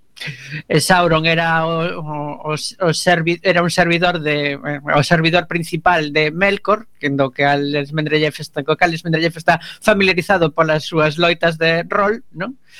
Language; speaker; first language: Galician; native; Galician